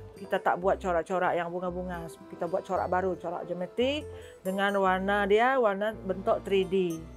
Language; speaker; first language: Malay; non-native, local second language; Iban